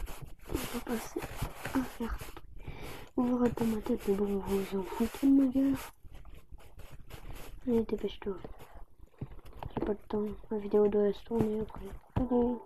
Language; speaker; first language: French; native; French